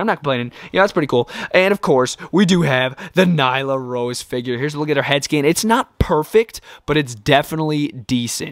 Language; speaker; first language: English; native; English